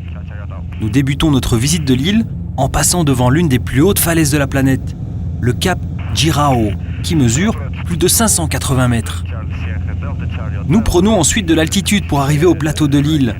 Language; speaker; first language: French; native; French